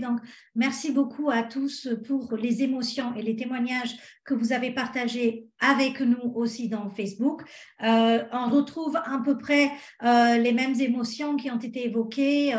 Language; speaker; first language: French; native; French